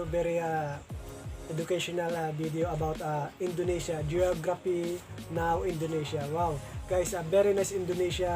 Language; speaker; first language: English; non-native, local second language; Filipino